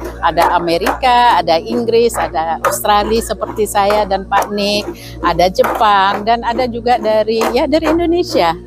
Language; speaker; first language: Indonesian; non-native, fluent; English